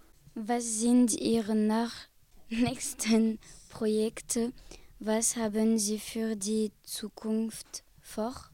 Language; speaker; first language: German; non-native, learner; French